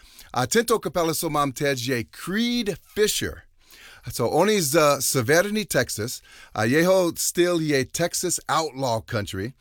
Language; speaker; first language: Czech; non-native, learner; English